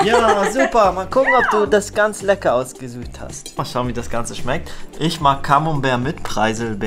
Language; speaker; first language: German; native; German